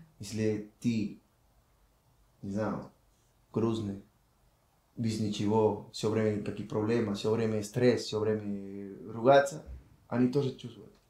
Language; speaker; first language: Russian; non-native, learner; Spanish